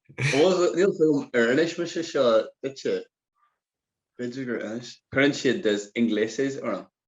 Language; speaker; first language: Irish; non-native, local second language; English